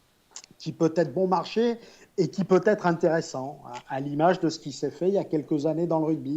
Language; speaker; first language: French; native; French